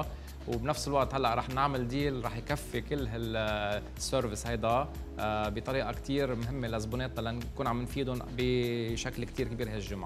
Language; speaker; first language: Arabic; native; Arabic